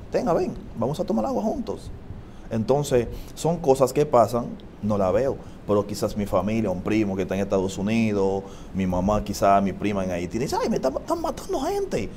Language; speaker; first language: Spanish; non-native, fluent; Haitian Creole